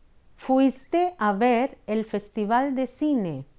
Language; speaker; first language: Spanish; non-native, fluent; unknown